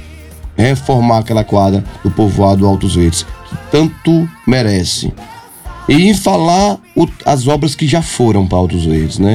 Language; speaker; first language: Portuguese; native; Portuguese